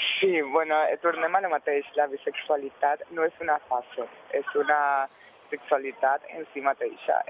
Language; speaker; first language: Catalan; non-native, local second language; Spanish